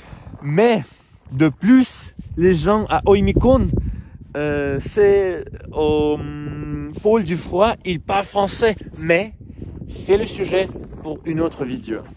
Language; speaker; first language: French; non-native, fluent; Russian